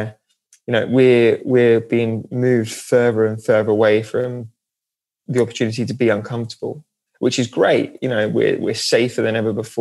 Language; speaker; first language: English; native; English